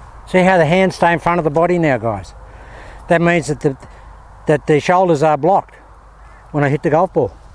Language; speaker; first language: English; native; English